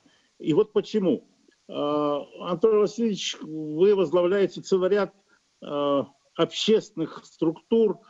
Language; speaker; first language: Russian; native; Russian